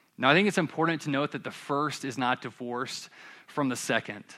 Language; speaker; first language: English; native; English